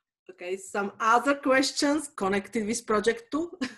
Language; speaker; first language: English; non-native, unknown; Slovak